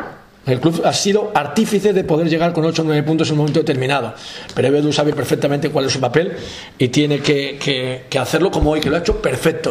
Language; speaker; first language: Spanish; native; Spanish